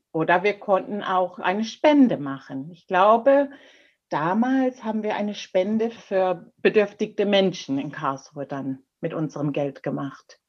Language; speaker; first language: German; non-native, fluent; English